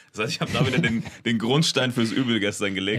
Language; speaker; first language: German; native; German